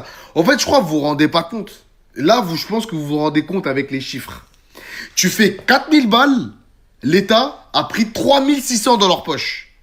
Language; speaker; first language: French; native; French